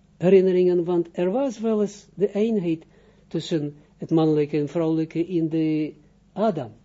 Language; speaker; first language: Dutch; non-native, fluent; Russian